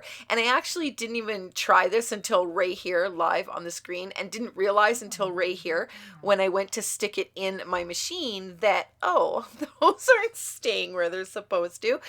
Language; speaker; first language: English; native; English